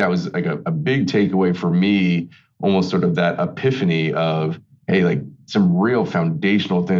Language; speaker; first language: English; native; English